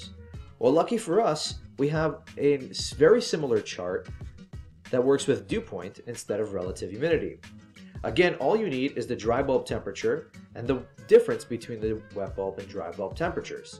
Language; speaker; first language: English; native; English